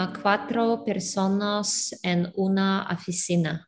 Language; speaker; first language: Spanish; non-native, learner; Russian